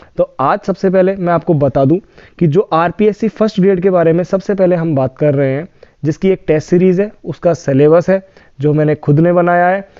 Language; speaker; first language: Hindi; native; Hindi